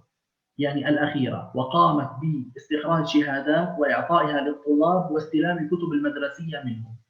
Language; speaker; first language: Arabic; native; Arabic